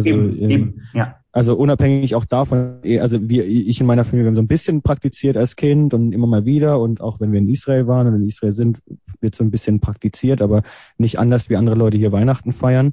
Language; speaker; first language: German; native; German